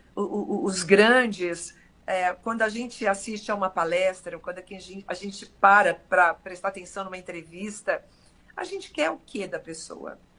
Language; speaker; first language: Portuguese; native; Portuguese